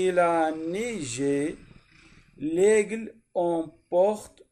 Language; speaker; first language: French; non-native, fluent; Arabic